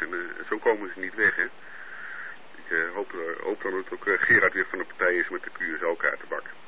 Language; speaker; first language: Dutch; native; Dutch